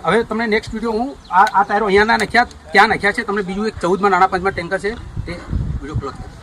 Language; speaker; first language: Gujarati; native; Gujarati